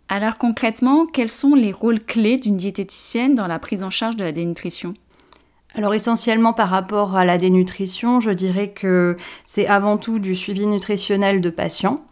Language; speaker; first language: French; native; French